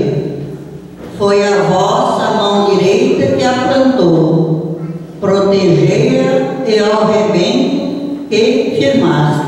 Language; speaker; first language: Portuguese; native; Portuguese